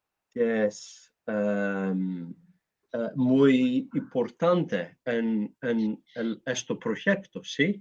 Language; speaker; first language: Spanish; non-native, learner; Greek